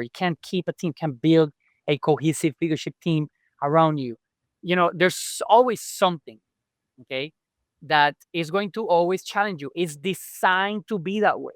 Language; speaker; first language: English; non-native, local second language; Spanish